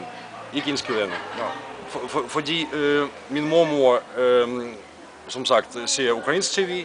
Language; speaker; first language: Danish; non-native, fluent; Russian